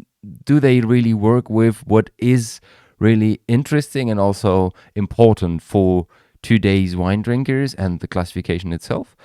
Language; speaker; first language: English; non-native, fluent; German